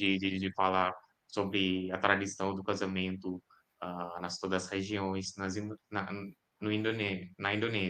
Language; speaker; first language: Portuguese; non-native, fluent; Indonesian